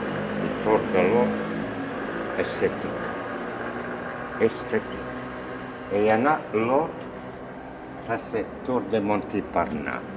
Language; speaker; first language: French; non-native, learner; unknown